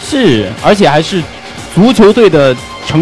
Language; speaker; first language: Chinese; native; Chinese